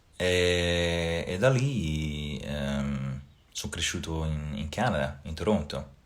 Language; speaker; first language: Italian; native; Italian